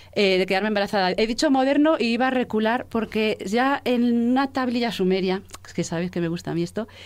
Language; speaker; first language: Spanish; native; Spanish